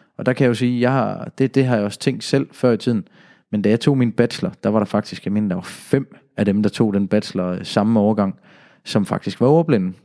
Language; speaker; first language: Danish; native; Danish